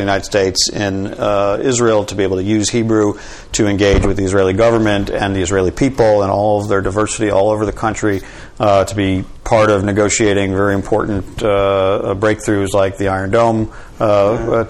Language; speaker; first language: English; native; English